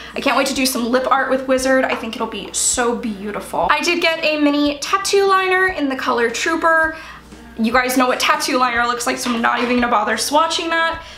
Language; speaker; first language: English; native; English